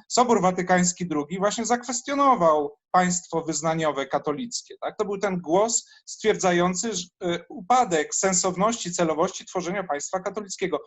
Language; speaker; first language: Polish; native; Polish